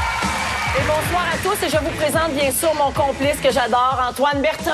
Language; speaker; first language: French; native; French